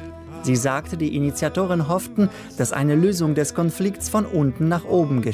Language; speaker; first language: German; native; German